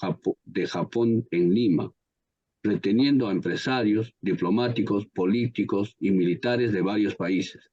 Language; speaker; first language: Spanish; native; Spanish